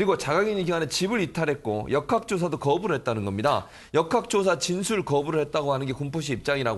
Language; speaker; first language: Korean; native; Korean